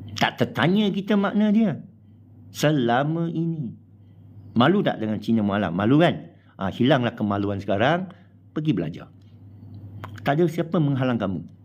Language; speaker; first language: Malay; non-native, local second language; Chinese